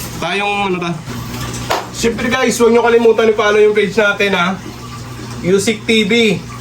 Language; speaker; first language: Filipino; non-native, local second language; Hiligaynon